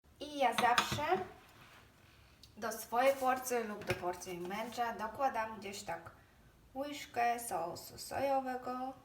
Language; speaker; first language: Polish; non-native, fluent; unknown